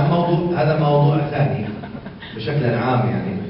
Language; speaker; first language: Arabic; native; Arabic